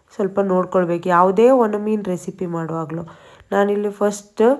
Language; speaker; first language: Kannada; non-native, local second language; Tulu